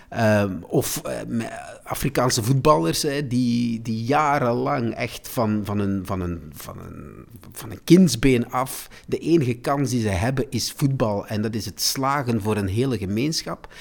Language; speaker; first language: Dutch; native; Dutch